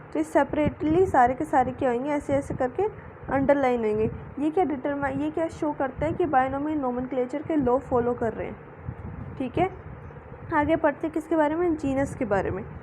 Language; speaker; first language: Hindi; native; Hindi